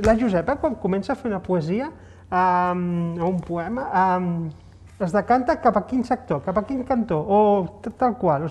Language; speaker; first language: Catalan; native; Catalan